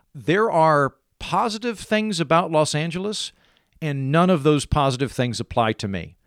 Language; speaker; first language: English; native; English